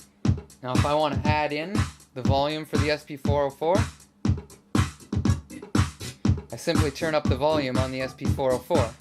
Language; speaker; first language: English; native; English